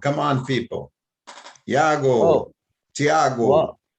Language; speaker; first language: English; non-native, fluent; Portuguese